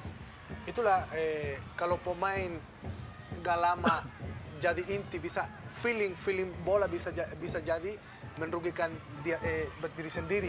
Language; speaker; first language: Indonesian; non-native, fluent; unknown